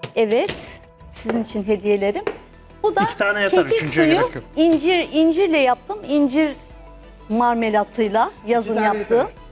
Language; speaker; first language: Turkish; native; Turkish